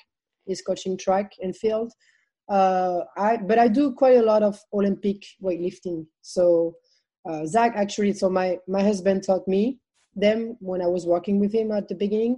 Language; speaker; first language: English; non-native, fluent; French